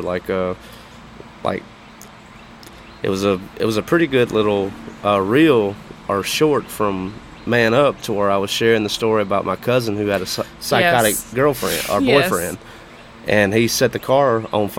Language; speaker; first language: English; native; English